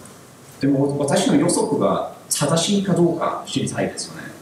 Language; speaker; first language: Japanese; non-native, learner; English